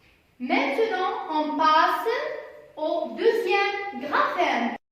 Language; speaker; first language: French; non-native, local second language; Arabic